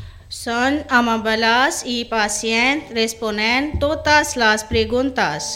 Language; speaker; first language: Catalan; non-native, learner; Spanish